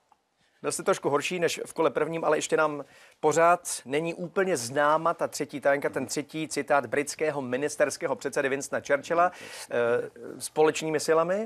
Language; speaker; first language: Czech; native; Czech